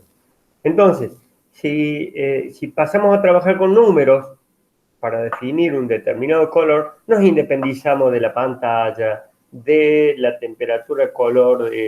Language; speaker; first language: Spanish; native; Spanish